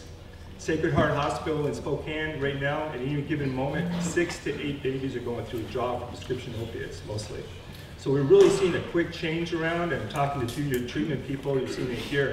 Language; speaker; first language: English; native; English